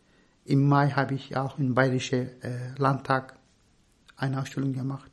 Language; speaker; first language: German; non-native, fluent; Turkish